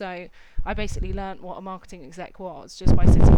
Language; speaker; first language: English; native; English